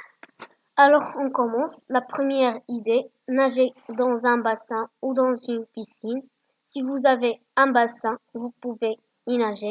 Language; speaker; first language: French; non-native, learner; Arabic